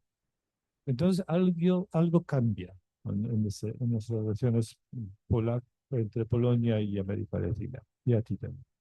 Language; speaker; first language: Spanish; non-native, fluent; Polish